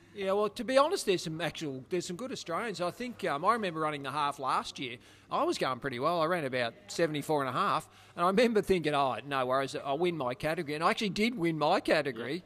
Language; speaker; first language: English; native; English